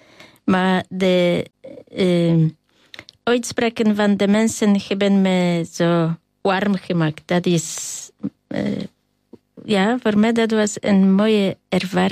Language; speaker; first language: Dutch; non-native, fluent; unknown